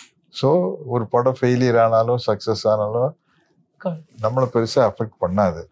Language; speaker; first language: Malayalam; non-native, learner; Tamil